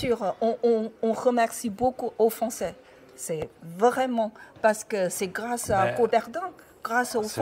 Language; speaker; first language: French; non-native, learner; Chinese